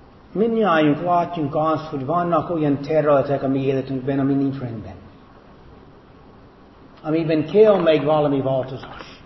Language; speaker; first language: Hungarian; non-native, fluent; English